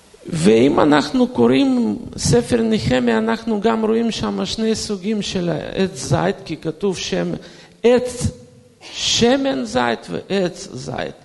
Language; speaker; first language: Hebrew; non-native, fluent; Russian